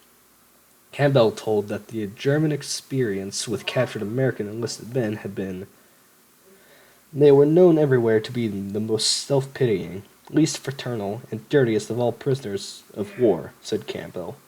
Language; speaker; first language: English; native; English